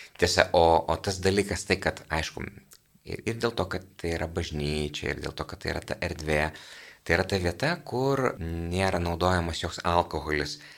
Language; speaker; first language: Lithuanian; native; Lithuanian